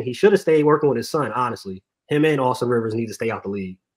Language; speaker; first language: English; native; English